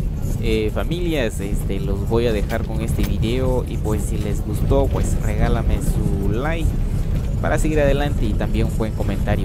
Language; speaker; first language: Spanish; native; Spanish